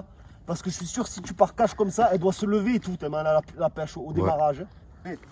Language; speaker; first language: French; native; French